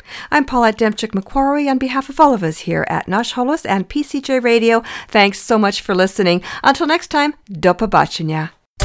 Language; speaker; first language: English; early bilingual, other home language; Ukrainian